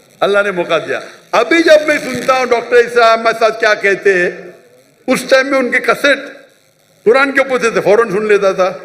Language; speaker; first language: Urdu; non-native, local second language; Konkani